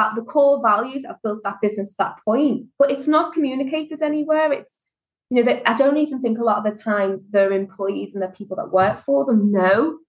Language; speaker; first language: English; native; English